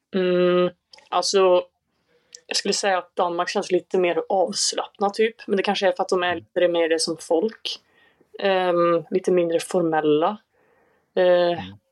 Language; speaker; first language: Swedish; native; Swedish